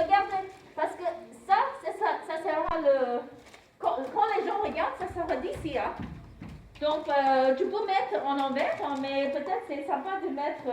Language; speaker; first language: French; non-native, fluent; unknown